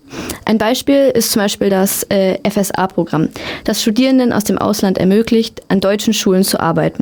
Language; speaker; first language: German; native; German